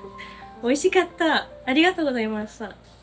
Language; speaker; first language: Japanese; non-native, learner; French